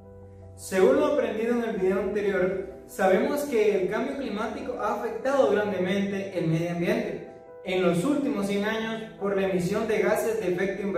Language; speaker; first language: Spanish; native; Spanish